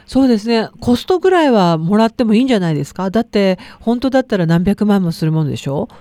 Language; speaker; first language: Japanese; native; Japanese